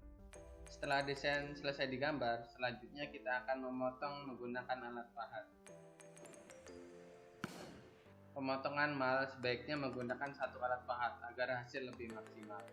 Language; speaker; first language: Indonesian; native; Indonesian